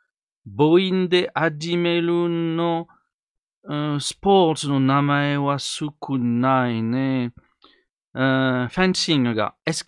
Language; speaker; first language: Japanese; non-native, learner; French